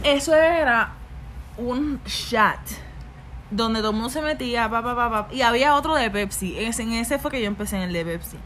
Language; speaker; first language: Spanish; native; Spanish